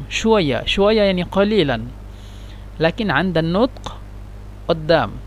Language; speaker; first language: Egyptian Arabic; non-native, learner; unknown